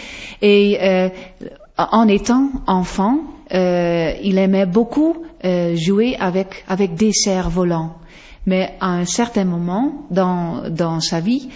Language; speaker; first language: French; non-native, fluent; Western Frisian